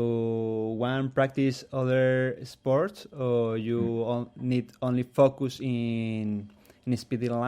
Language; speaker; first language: English; non-native, learner; Spanish